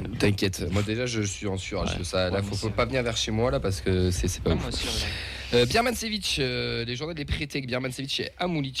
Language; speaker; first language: French; native; French